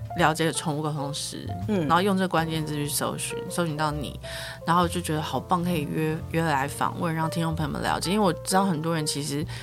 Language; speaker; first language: Chinese; native; Chinese